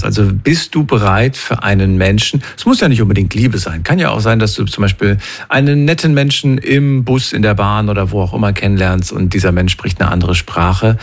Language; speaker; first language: German; native; German